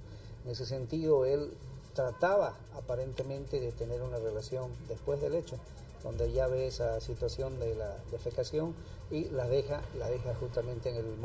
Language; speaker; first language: Spanish; native; Spanish